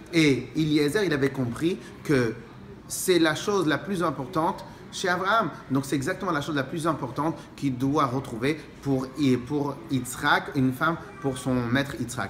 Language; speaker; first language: French; native; French